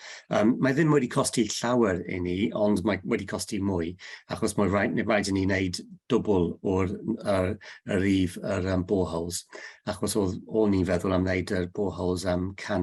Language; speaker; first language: Welsh; non-native, learner; English